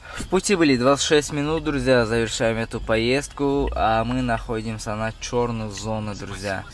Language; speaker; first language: Russian; non-native, fluent; Uzbek